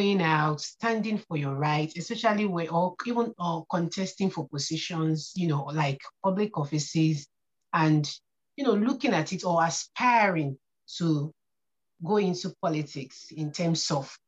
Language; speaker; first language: English; non-native, local second language; Yoruba